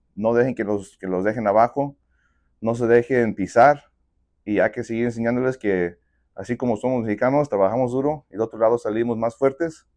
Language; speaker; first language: Spanish; early bilingual, heritage; Spanish